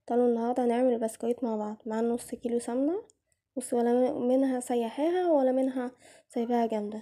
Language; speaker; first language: Arabic; native; Arabic